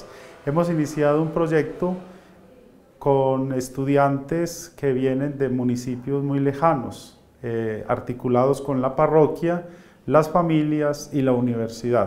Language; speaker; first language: Spanish; native; Spanish